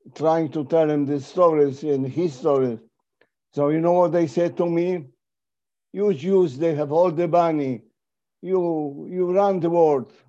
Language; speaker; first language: English; non-native, fluent; Polish